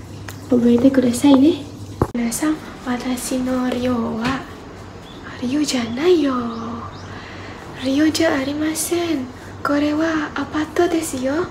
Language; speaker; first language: Japanese; non-native, learner; Indonesian